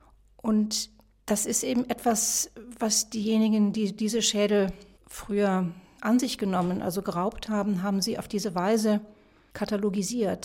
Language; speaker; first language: German; native; German